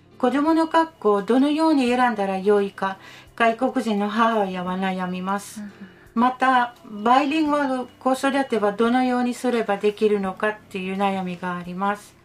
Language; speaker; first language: Japanese; non-native, fluent; Finnish